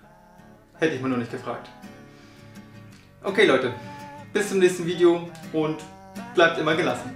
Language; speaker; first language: German; native; German